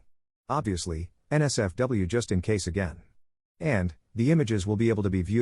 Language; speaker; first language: English; native; English